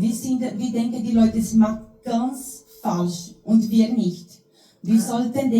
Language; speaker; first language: German; non-native, learner; Portuguese